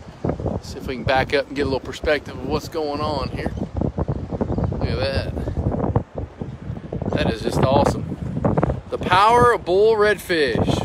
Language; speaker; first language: English; native; English